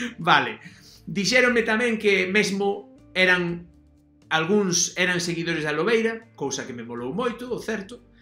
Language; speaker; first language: Galician; non-native, local second language; Spanish